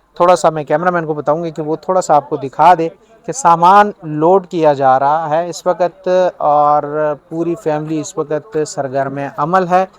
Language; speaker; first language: Urdu; native; Urdu